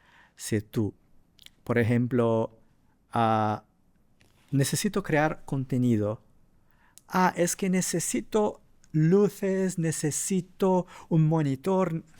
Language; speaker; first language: Spanish; non-native, fluent; Portuguese